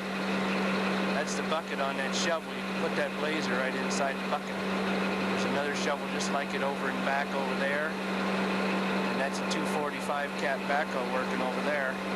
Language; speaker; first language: English; native; English